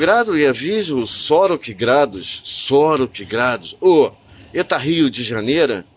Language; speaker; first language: Russian; non-native, learner; Portuguese